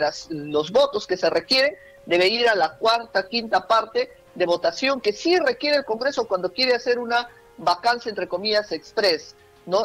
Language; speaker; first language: Spanish; native; Spanish